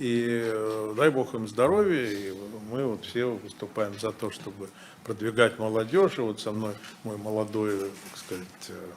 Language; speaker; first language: Russian; native; Russian